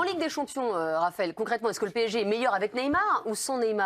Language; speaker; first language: French; native; French